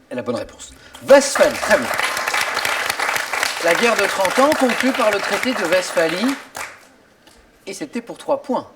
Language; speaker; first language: French; native; French